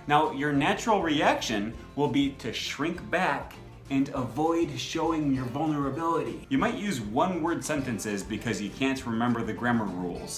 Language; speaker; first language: English; native; English